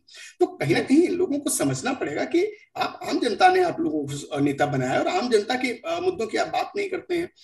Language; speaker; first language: Hindi; native; Hindi